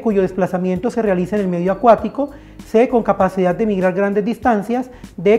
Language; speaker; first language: Spanish; native; Spanish